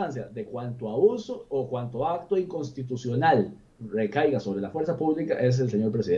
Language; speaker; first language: Spanish; native; Spanish